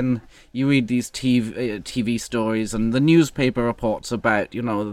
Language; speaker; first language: English; native; English